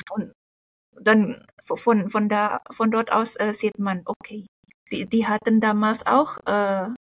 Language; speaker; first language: German; non-native, fluent; Indonesian